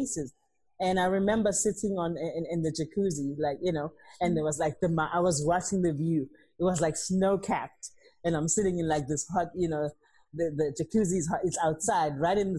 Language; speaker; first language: English; non-native, local second language; Zulu